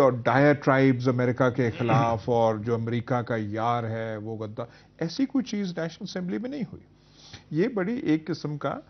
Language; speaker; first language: Urdu; non-native, local second language; Punjabi